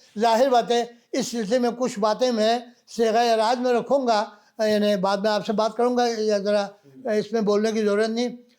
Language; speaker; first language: Urdu; non-native, local second language; Balti